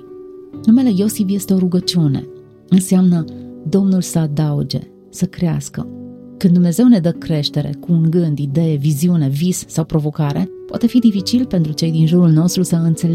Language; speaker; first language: Romanian; native; Romanian